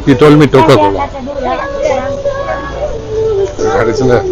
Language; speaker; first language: English; non-native, learner; Tamil